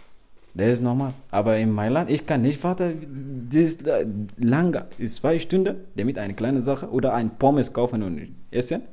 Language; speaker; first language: German; non-native, learner; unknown